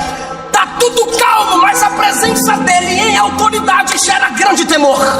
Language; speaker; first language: Portuguese; native; Portuguese